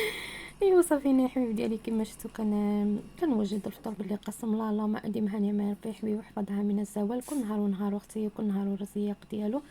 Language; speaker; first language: Arabic; native; Arabic